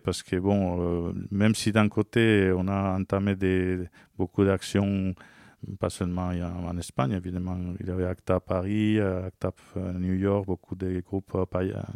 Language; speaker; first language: French; non-native, fluent; Spanish